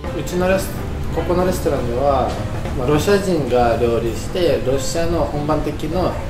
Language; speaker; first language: Japanese; non-native, fluent; Russian